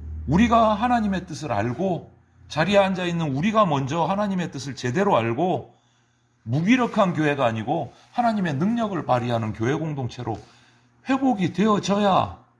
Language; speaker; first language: Korean; native; Korean